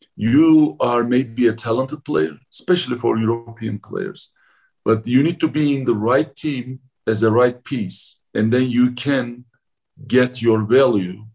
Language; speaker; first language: English; non-native, fluent; Turkish